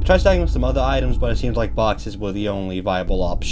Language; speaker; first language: English; native; English